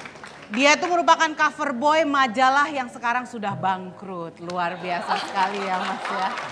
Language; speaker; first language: Indonesian; native; Indonesian